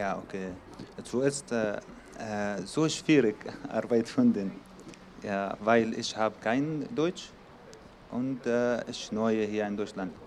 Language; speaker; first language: German; non-native, learner; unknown